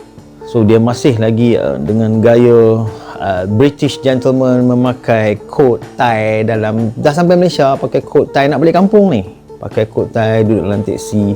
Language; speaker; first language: Malay; native; Malay